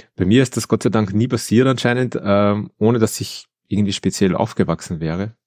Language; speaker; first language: German; native; German